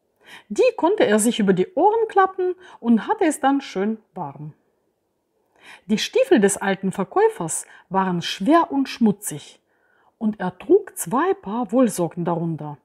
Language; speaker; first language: German; native; German